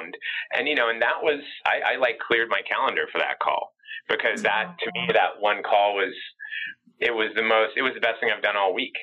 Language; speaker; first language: English; native; English